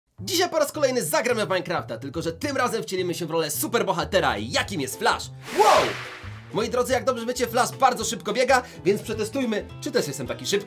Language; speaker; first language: Polish; native; Polish